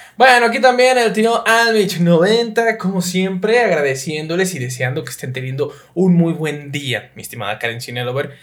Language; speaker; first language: Spanish; native; Spanish